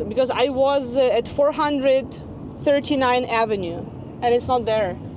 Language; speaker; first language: English; non-native, fluent; Ukrainian